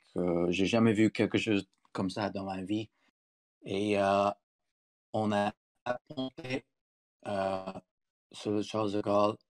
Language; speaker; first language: French; non-native, fluent; English